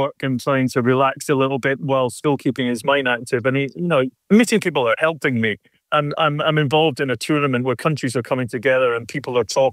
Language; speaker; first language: English; native; English